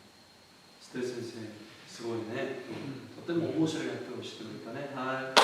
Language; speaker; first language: Japanese; non-native, fluent; Korean